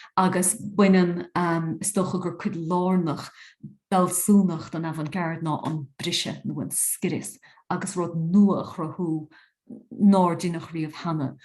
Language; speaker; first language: Irish; native; Irish